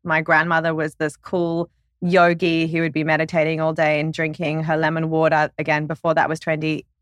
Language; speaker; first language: English; native; English